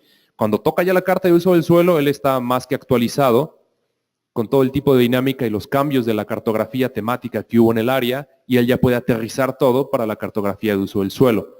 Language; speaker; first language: Spanish; native; Spanish